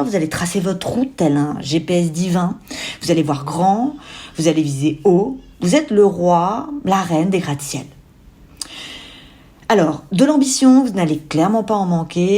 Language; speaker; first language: French; native; French